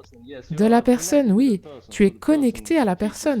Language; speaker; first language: French; non-native, fluent; German